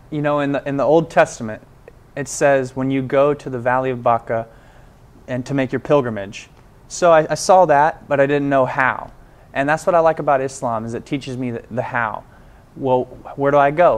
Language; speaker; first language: English; native; English